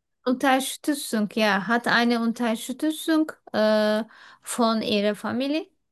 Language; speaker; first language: German; non-native, learner; Turkish